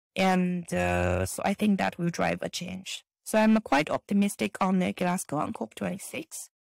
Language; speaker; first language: English; non-native, fluent; Chinese